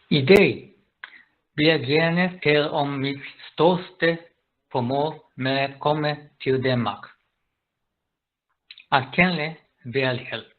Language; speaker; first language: Danish; non-native, learner; Japanese